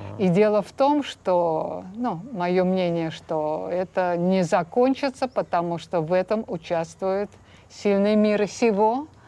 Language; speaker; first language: Russian; native; Russian